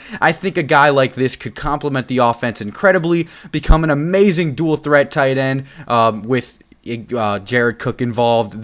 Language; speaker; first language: English; native; English